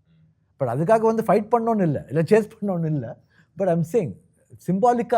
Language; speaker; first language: Tamil; non-native, local second language; Kannada